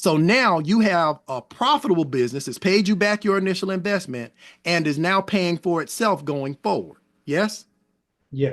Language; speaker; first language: English; native; English